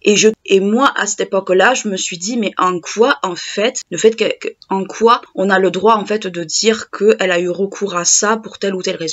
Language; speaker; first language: French; native; French